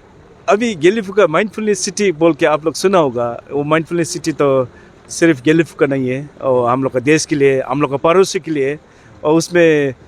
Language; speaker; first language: Hindi; non-native, fluent; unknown